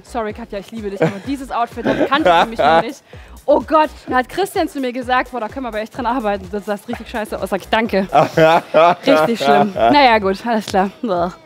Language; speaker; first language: German; native; German